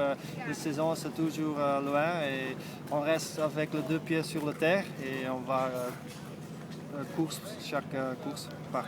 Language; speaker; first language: French; non-native, fluent; Dutch